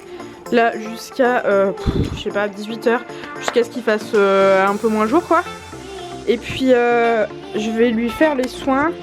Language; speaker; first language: French; native; French